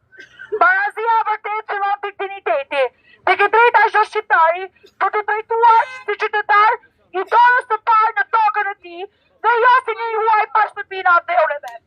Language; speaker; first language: Albanian; native; Albanian